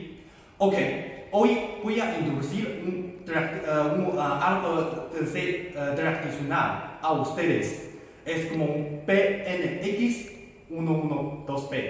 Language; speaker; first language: Spanish; non-native, learner; Chinese